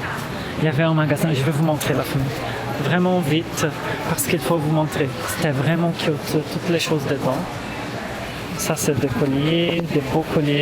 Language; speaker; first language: French; non-native, fluent; Portuguese